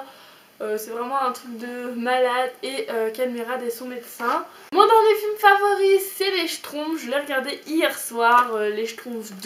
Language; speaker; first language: French; native; French